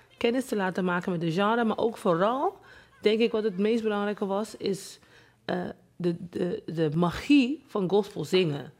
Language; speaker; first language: Dutch; non-native, fluent; English